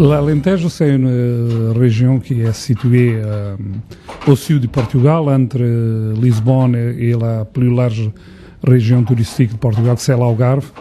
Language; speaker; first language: French; non-native, fluent; Portuguese